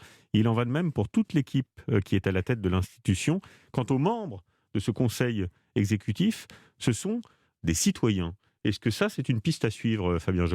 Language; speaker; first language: French; native; French